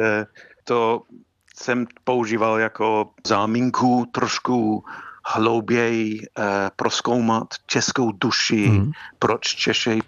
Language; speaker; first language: Czech; non-native, fluent; English